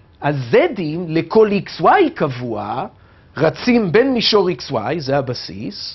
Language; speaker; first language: Hebrew; native; Hebrew